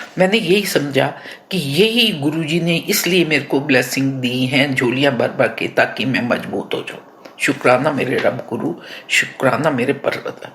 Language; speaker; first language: Hindi; non-native, local second language; Punjabi